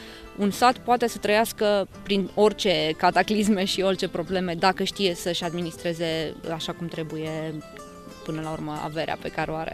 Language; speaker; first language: Romanian; native; Romanian